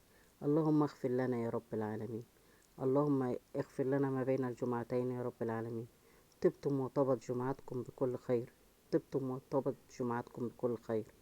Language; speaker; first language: Arabic; native; Arabic